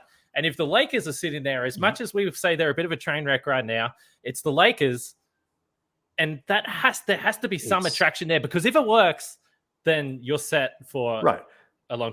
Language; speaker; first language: English; native; English